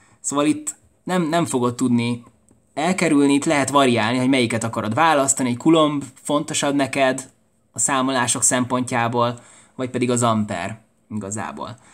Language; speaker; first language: Hungarian; native; Hungarian